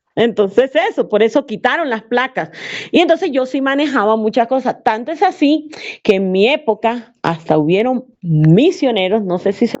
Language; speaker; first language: Spanish; native; Spanish